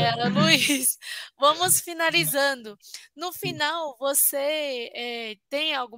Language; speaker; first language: Portuguese; non-native, fluent; Chinese